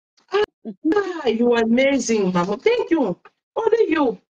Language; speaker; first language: English; non-native, local second language; French